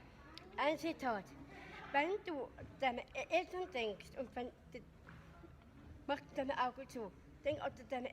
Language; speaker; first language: German; non-native, learner; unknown